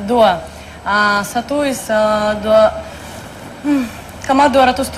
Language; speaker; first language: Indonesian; non-native, learner; Russian